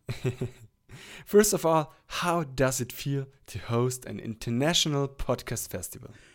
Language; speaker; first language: English; non-native, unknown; German